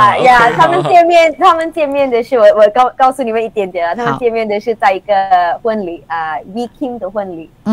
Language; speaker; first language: Chinese; non-native, local second language; English